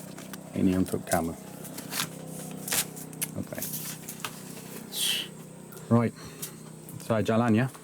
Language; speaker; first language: Indonesian; non-native, learner; English